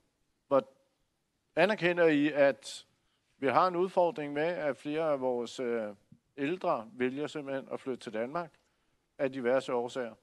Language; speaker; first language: Danish; native; Danish